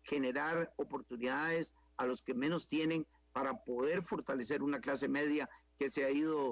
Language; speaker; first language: Spanish; native; Spanish